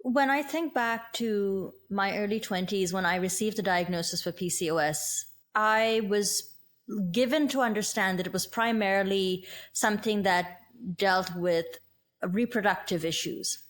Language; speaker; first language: English; native; English